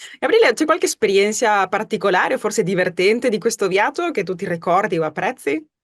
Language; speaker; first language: Italian; early bilingual, heritage; Spanish